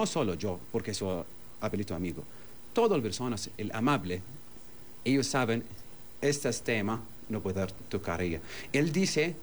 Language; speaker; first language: Spanish; non-native, learner; Arabic